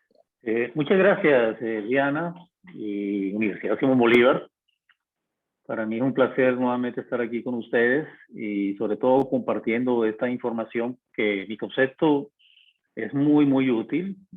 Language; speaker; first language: Spanish; native; Spanish